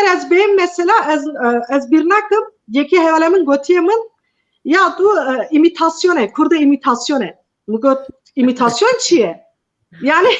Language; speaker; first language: Kurdish; non-native, local second language; Turkish